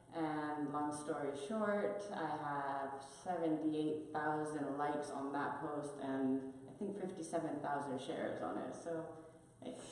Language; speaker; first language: English; non-native, fluent; Spanish